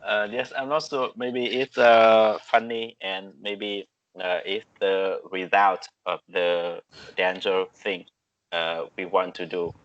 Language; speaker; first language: English; non-native, learner; Vietnamese